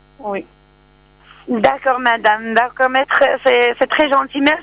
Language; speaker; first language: French; non-native, learner; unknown